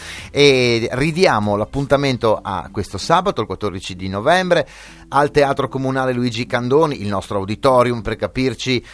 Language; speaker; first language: Italian; native; Italian